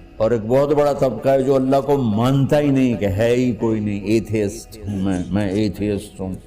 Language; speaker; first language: Urdu; non-native, local second language; Punjabi